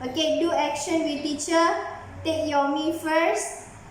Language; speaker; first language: English; non-native, learner; Malay